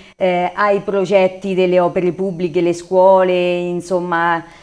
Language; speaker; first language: Italian; native; Italian